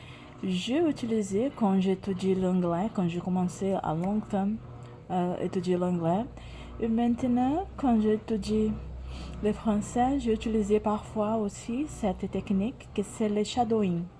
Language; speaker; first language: French; non-native, learner; Portuguese